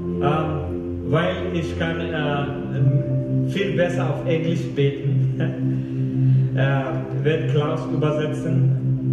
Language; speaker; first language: German; non-native, fluent; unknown